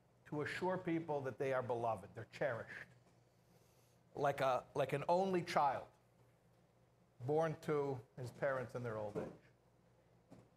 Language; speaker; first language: English; native; English